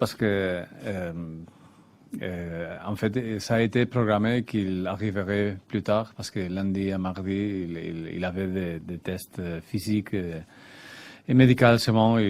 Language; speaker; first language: French; non-native, fluent; Spanish